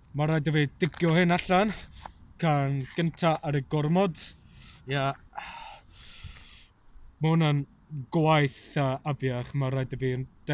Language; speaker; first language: Welsh; non-native, learner; English